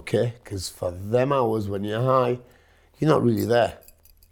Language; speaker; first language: English; non-native, local second language; Punjabi